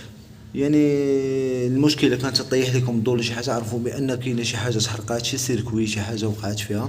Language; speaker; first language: Arabic; native; Arabic